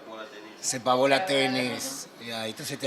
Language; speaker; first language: Indonesian; non-native, fluent; Spanish